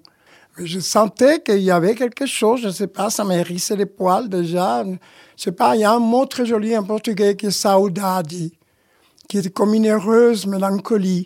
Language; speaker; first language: French; non-native, fluent; Spanish